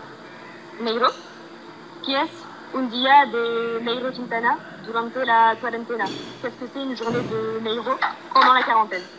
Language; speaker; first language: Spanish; non-native, learner; French